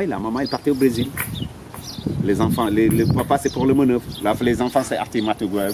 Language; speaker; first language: French; non-native, local second language; Wolof